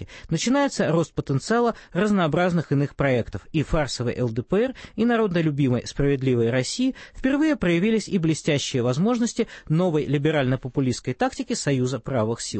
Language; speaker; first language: Russian; native; Russian